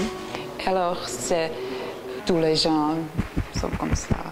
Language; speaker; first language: French; non-native, learner; Czech